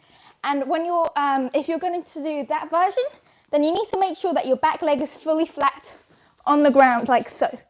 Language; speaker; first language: English; native; English